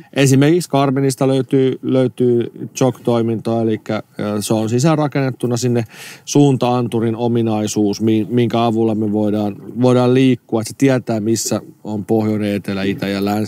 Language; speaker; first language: Finnish; native; Finnish